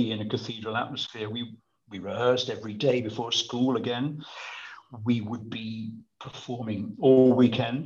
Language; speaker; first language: English; native; English